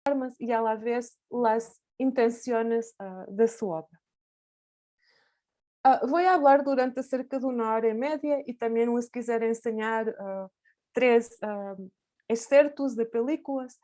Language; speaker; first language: Spanish; non-native, fluent; Portuguese